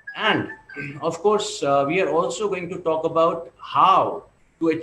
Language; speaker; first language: English; non-native, local second language; Hindi